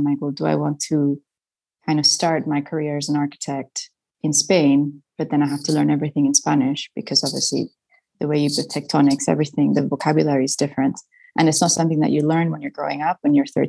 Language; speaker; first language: English; non-native, fluent; Spanish